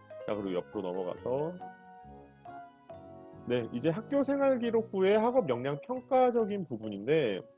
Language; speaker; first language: Korean; native; Korean